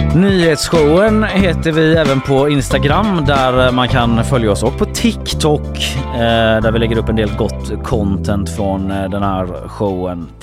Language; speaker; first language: Swedish; native; Swedish